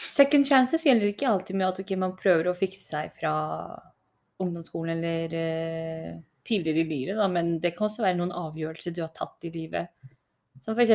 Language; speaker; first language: Norwegian; early bilingual, other home language; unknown